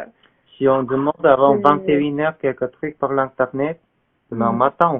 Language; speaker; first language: French; non-native, learner; Korean